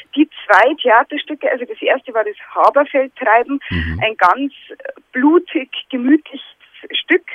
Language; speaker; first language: German; native; German